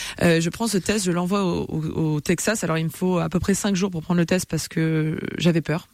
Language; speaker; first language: French; native; French